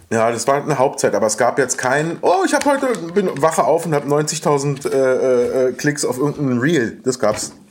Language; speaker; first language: German; native; German